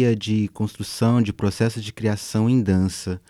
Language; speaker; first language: Portuguese; native; Portuguese